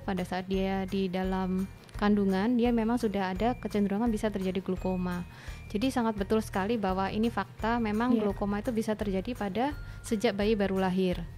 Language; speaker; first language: Indonesian; native; Indonesian